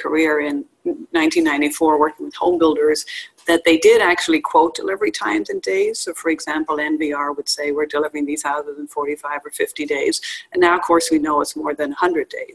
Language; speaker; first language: English; native; English